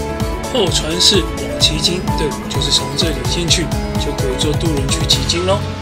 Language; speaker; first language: Chinese; native; Chinese